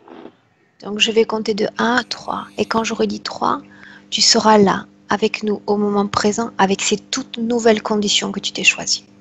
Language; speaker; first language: French; native; French